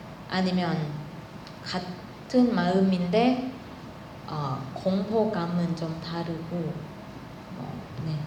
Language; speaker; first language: Korean; non-native, learner; Thai